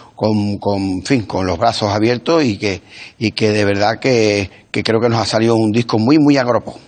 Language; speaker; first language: Spanish; native; Spanish